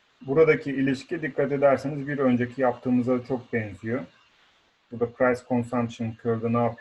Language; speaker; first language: Turkish; native; Turkish